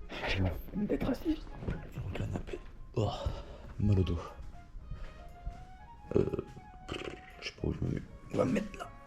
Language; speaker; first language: French; native; French